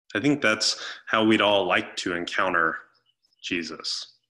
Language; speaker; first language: English; native; English